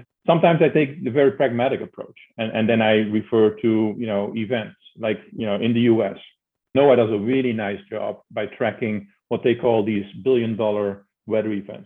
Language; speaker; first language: English; non-native, fluent; Dutch